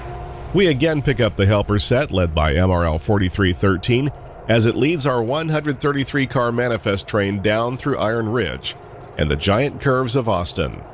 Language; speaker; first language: English; native; English